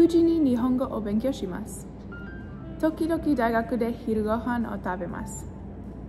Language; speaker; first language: Japanese; non-native, learner; English